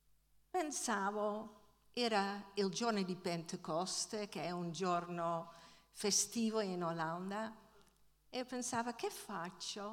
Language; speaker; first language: Italian; non-native, fluent; Dutch